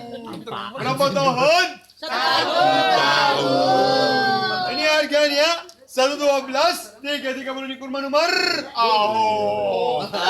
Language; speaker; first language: Indonesian; non-native, learner; Arabic